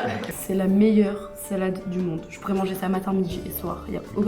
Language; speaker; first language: French; native; French